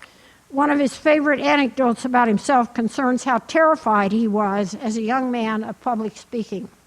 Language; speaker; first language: English; native; English